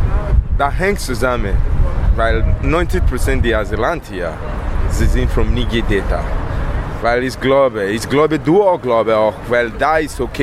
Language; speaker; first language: German; non-native, learner; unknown